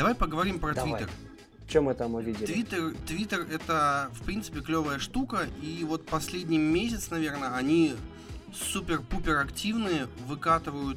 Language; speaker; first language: Russian; native; Russian